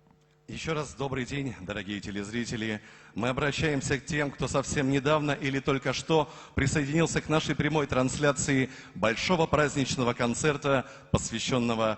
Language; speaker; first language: Russian; native; Russian